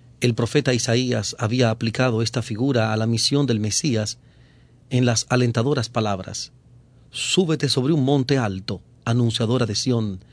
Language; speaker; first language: Spanish; native; Spanish